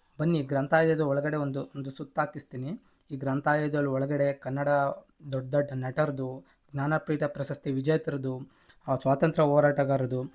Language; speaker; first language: Kannada; native; Kannada